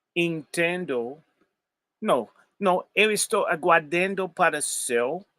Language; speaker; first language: Portuguese; non-native, learner; English